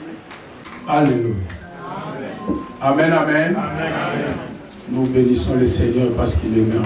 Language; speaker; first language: French; non-native, local second language; Lingala